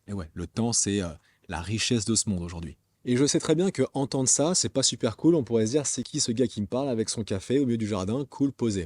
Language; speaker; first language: French; native; French